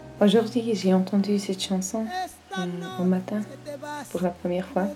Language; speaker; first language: French; non-native, learner; German